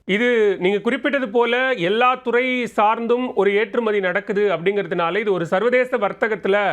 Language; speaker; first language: Tamil; native; Tamil